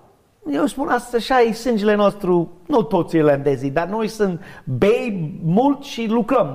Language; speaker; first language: Romanian; non-native, learner; English